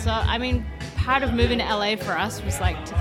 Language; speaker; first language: English; native; English